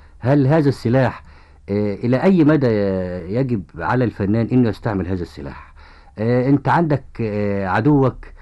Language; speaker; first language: Arabic; native; Arabic